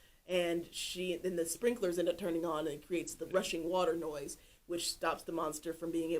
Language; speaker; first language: English; native; English